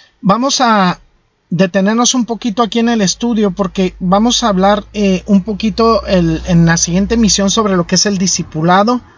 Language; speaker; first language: Spanish; native; Spanish